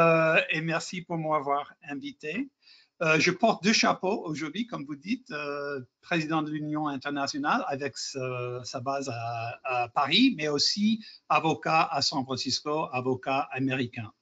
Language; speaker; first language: French; non-native, fluent; English